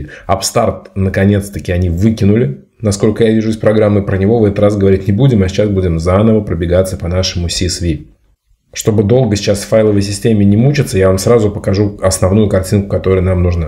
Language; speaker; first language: Russian; native; Russian